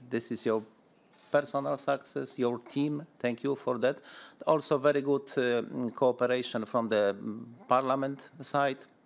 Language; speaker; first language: English; non-native, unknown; Polish